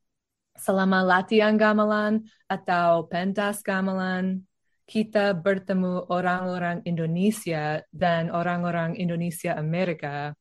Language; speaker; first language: Indonesian; non-native, learner; English